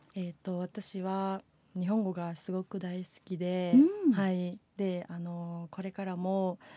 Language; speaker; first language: Japanese; non-native, learner; Indonesian